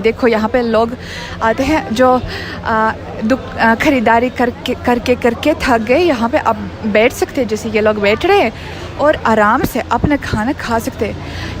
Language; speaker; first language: Hindi; non-native, fluent; Russian